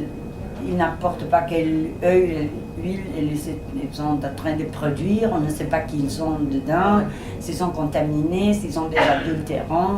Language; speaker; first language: French; non-native, fluent; Spanish